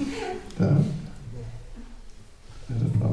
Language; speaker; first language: Russian; non-native, learner; English